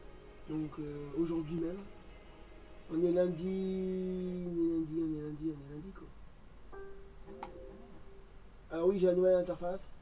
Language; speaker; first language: French; native; French